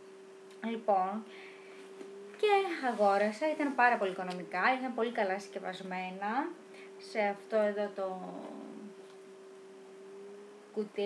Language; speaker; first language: Greek; native; Greek